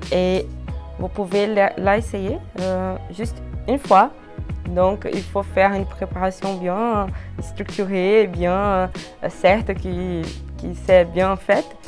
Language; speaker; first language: French; non-native, fluent; Portuguese